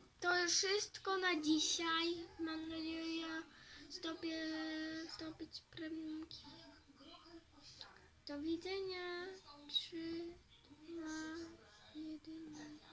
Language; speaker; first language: Polish; early bilingual, heritage; Polish